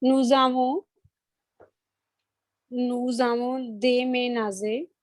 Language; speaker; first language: French; non-native, learner; Hindi